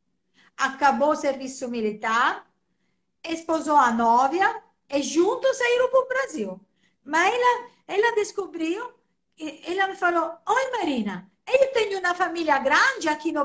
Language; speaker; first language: Portuguese; non-native, fluent; Italian